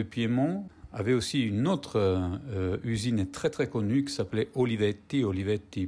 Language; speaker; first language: French; non-native, fluent; Italian